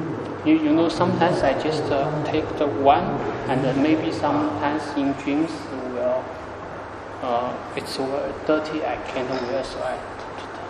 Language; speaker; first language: English; non-native, learner; Chinese